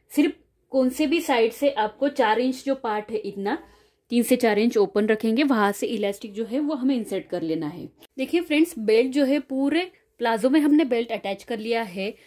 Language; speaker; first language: Hindi; non-native, local second language; Marathi